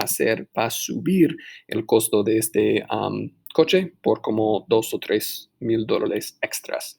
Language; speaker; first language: Spanish; non-native, fluent; English